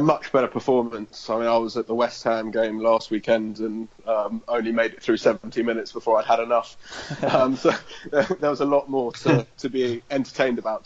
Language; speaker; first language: English; native; English